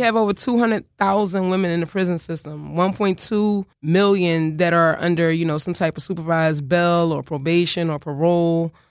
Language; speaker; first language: English; native; English